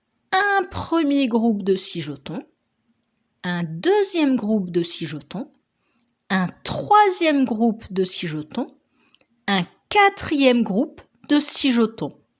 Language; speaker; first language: French; native; French